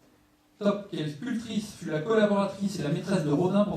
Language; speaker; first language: French; native; French